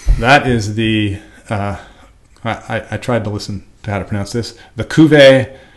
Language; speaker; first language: English; native; English